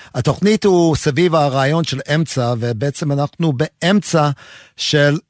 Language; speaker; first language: Hebrew; non-native, fluent; English